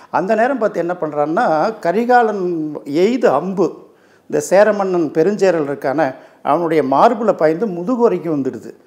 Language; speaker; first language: Tamil; native; Tamil